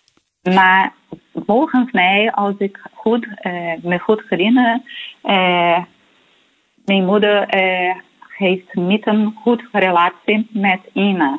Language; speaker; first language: Dutch; non-native, fluent; Portuguese